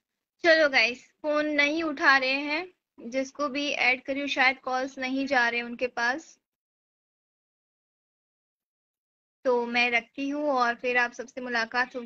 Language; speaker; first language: Hindi; native; Hindi